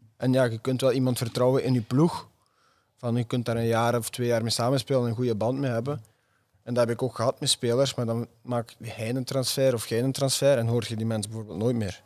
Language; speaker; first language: Dutch; native; Dutch